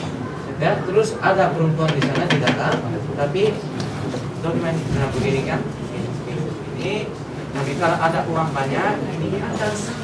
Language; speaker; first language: Indonesian; non-native, fluent; Japanese